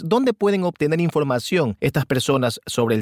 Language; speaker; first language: Spanish; native; Spanish